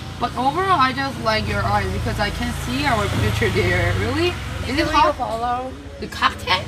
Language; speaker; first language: English; non-native, learner; Korean